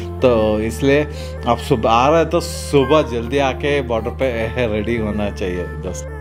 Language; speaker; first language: Hindi; non-native, local second language; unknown